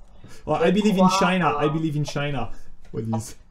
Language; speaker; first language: English; non-native, fluent; French